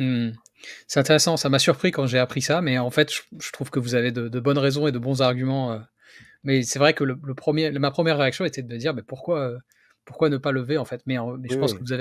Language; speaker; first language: French; native; French